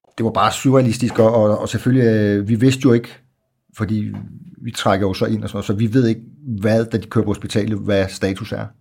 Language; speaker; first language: Danish; native; Danish